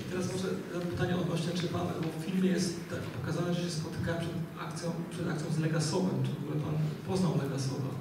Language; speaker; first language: Polish; native; Polish